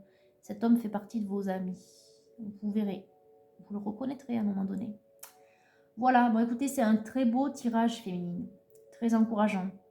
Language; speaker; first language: French; native; French